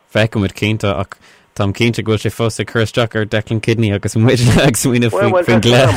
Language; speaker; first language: Irish; non-native, local second language; English